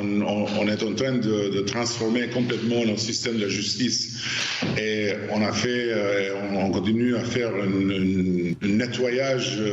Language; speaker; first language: French; non-native, fluent; Albanian